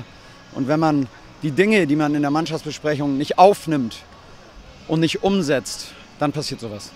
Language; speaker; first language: German; native; German